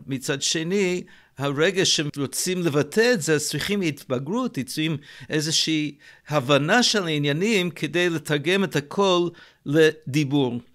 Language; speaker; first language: Hebrew; native; Hebrew